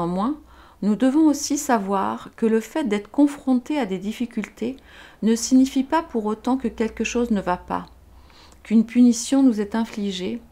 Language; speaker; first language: French; native; French